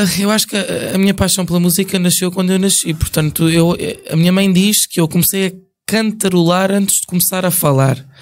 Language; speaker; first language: Portuguese; early bilingual, other home language; English